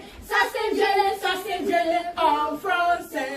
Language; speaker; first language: French; non-native, learner; Igbo